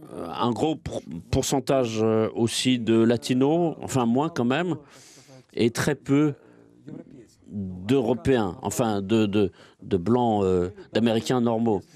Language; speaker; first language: French; non-native, fluent; Russian